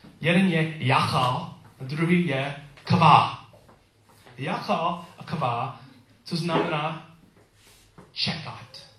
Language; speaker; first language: Czech; non-native, learner; English